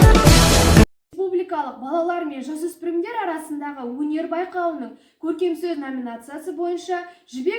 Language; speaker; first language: Kazakh; native; Kazakh